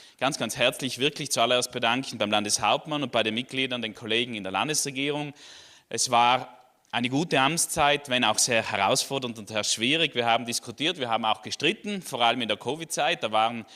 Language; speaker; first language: German; native; German